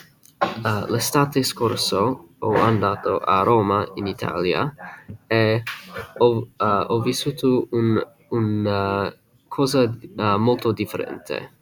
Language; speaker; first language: Italian; non-native, learner; English